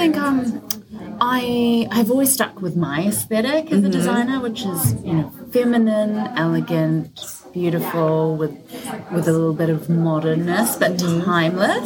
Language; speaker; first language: English; native; English